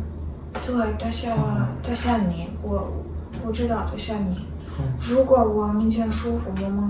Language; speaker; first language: Chinese; non-native, learner; Ukrainian